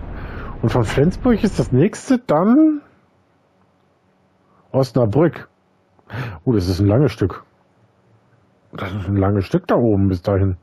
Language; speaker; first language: German; native; German